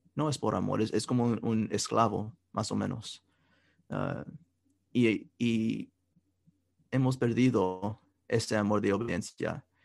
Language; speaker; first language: Spanish; non-native, fluent; English